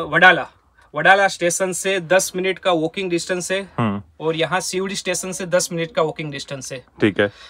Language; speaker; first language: Hindi; non-native, local second language; Gujarati